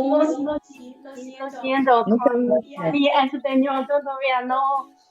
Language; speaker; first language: Spanish; non-native, learner; Chinese